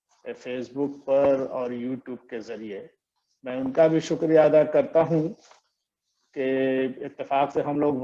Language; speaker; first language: Urdu; native; Urdu